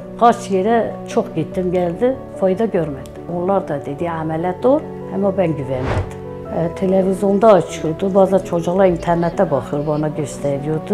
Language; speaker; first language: Turkish; non-native, local second language; Azerbaijani